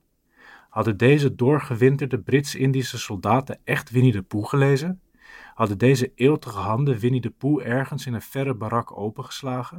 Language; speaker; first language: Dutch; native; Dutch